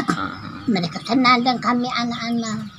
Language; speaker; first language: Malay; non-native, local second language; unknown